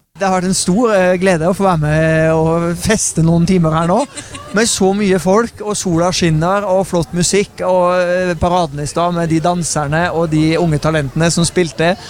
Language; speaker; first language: Norwegian; native; Norwegian